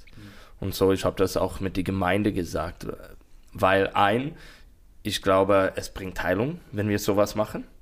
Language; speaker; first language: German; non-native, learner; English